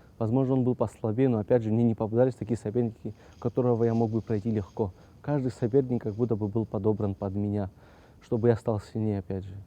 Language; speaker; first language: Russian; non-native, local second language; Abkhazian